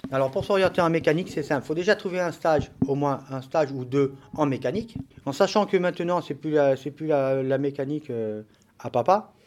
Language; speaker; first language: French; native; French